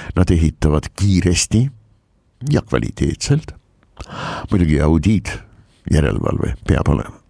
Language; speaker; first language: Estonian; non-native, local second language; Russian